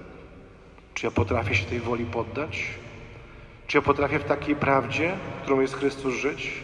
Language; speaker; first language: Polish; native; Polish